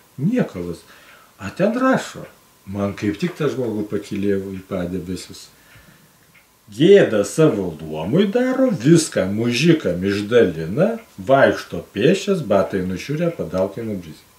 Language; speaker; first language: Lithuanian; native; Lithuanian